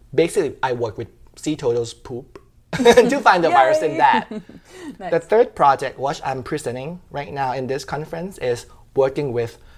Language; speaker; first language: English; non-native, fluent; Thai